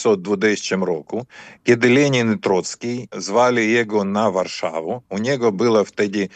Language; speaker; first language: Ukrainian; early bilingual, heritage; Ukrainian